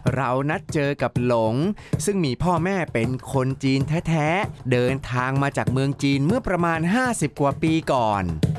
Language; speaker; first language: Thai; native; Thai